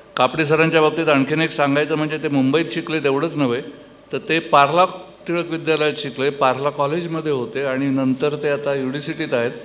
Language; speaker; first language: Marathi; native; Marathi